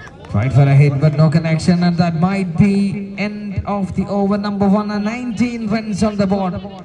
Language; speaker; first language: English; non-native, local second language; Malayalam